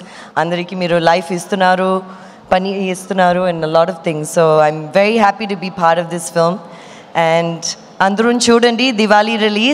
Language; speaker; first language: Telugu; non-native, fluent; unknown